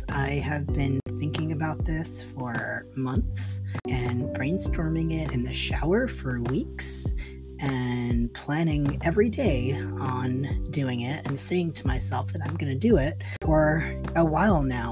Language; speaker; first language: English; native; English